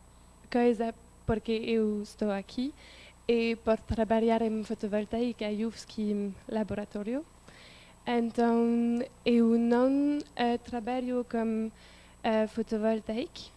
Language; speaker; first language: Portuguese; non-native, learner; French